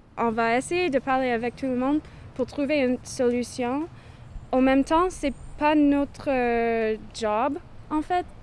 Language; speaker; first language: French; non-native, local second language; English